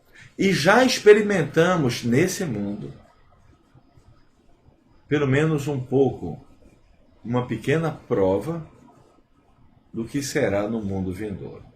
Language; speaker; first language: Portuguese; native; Portuguese